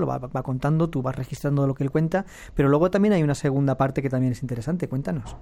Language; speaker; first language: Spanish; native; Spanish